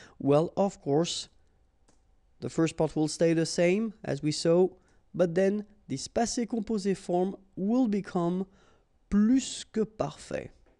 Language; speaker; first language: English; non-native, fluent; French